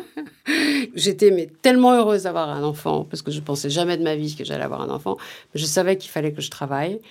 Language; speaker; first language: French; native; French